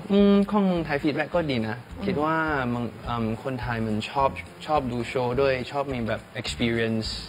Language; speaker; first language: Thai; non-native, fluent; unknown